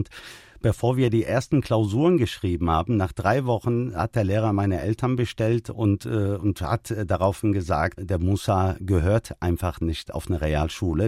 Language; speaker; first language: German; early bilingual, other home language; Turkish